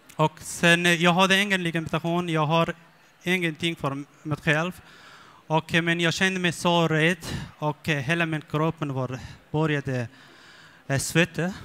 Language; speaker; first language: Swedish; non-native, learner; Persian